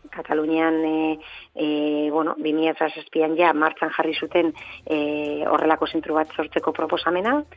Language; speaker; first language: Basque; native; Basque